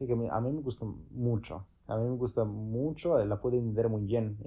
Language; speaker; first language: Spanish; non-native, fluent; Italian